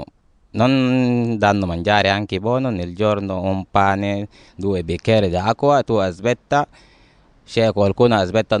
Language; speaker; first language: Italian; non-native, learner; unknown